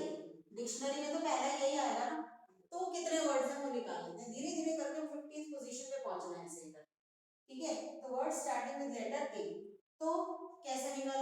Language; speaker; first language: Hindi; native; Hindi